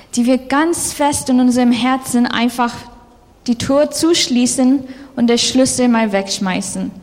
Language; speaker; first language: German; non-native, fluent; English